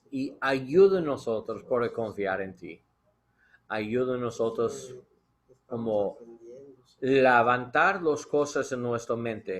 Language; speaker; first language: Spanish; non-native, learner; English